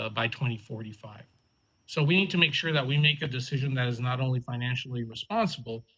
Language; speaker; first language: English; native; English